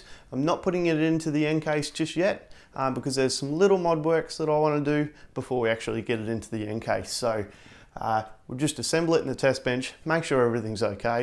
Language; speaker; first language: English; native; English